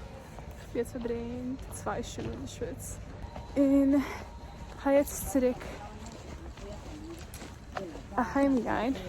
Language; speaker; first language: German; non-native, learner; English